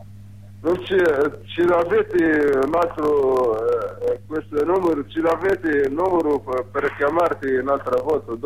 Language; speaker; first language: Italian; non-native, learner; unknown